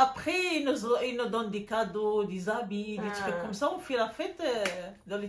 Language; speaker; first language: French; non-native, local second language; Arabic